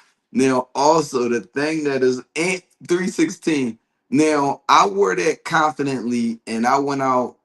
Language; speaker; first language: English; native; English